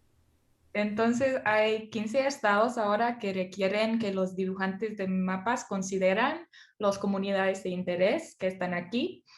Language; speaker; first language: Spanish; non-native, fluent; English